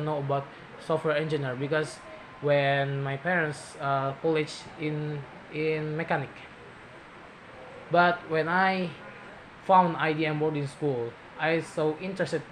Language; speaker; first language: English; non-native, learner; Indonesian